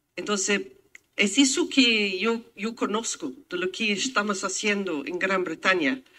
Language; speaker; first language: Spanish; non-native, fluent; English